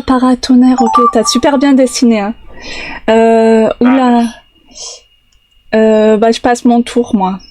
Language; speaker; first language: French; native; French